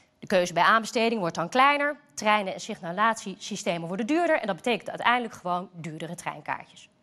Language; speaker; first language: Dutch; native; Dutch